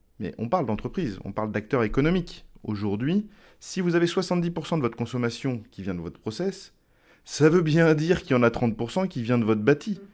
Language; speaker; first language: French; native; French